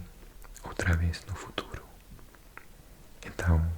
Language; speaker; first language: Portuguese; non-native, fluent; English